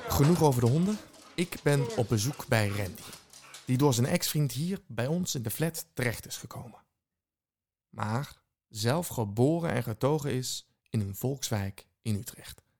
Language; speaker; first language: Dutch; native; Dutch